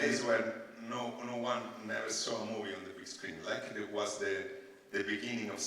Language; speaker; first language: English; non-native, learner; Italian